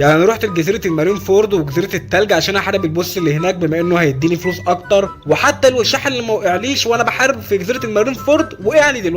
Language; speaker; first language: Arabic; native; Arabic